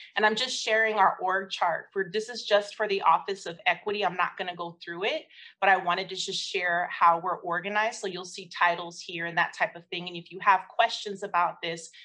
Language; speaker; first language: English; native; English